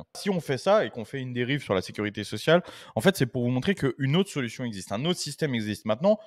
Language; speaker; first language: French; native; French